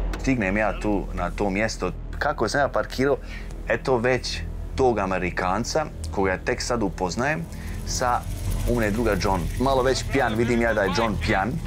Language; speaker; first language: Serbian; native; Serbian